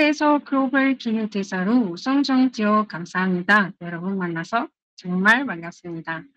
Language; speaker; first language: Korean; non-native, learner; Arabic